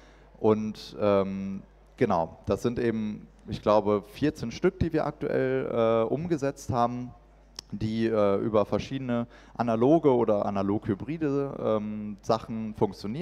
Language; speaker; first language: German; native; German